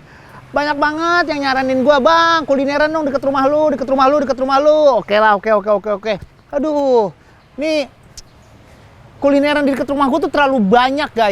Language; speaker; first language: Indonesian; native; Indonesian